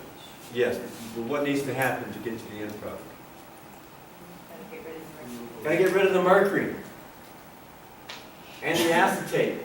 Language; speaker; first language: English; native; English